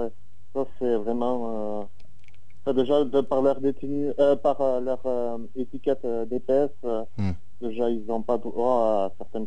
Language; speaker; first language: French; native; French